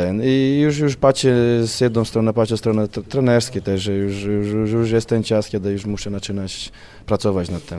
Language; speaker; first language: Polish; non-native, learner; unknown